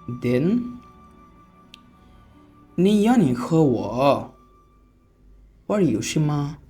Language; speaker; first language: Chinese; non-native, fluent; Bangla